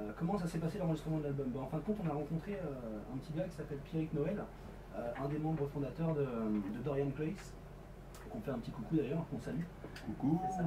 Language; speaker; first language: French; native; French